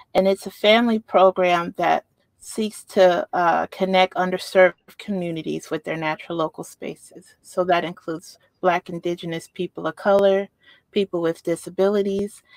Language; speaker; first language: English; native; English